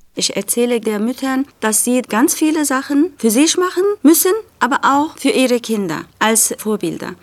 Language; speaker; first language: German; non-native, fluent; Turkish